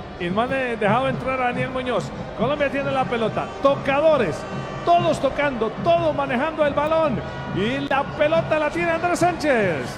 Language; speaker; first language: Spanish; native; Spanish